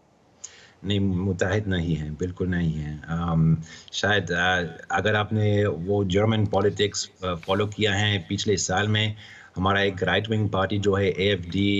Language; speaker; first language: Hindi; non-native, fluent; German